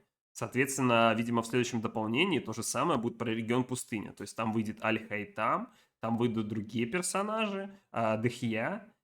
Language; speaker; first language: Russian; native; Russian